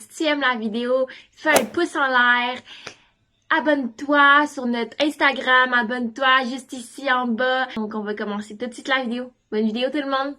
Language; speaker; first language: French; native; French